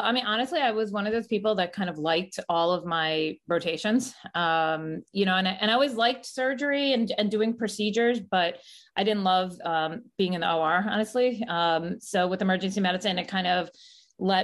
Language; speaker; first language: English; native; English